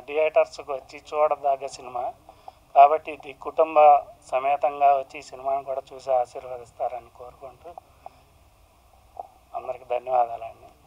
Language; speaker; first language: Telugu; native; Telugu